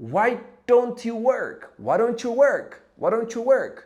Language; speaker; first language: English; non-native, local second language; Amharic